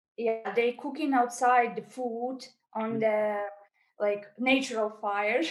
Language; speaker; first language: English; non-native, fluent; Ukrainian